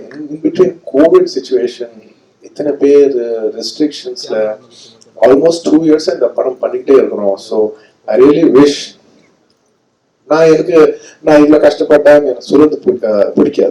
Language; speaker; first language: Tamil; non-native, local second language; Telugu